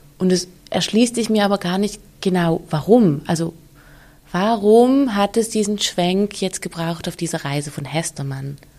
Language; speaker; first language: German; native; German